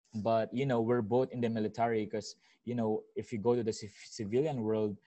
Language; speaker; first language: English; non-native, local second language; Filipino